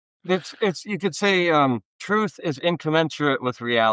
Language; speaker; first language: English; native; English